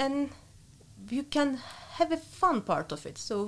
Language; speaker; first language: English; non-native, fluent; Turkish